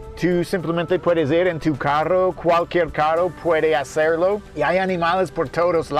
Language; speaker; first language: Spanish; non-native, fluent; English